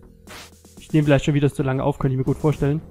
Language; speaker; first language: German; native; German